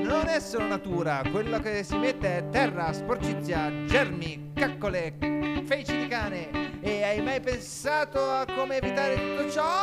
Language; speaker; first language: Italian; native; Italian